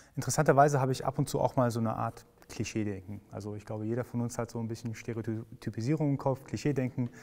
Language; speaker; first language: German; early bilingual, other home language; Persian